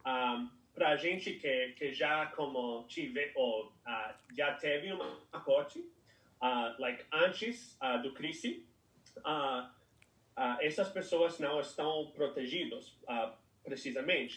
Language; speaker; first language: Portuguese; non-native, fluent; English